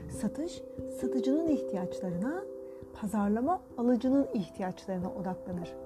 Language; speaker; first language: Turkish; native; Turkish